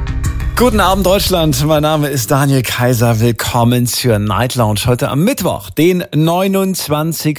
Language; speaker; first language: German; native; German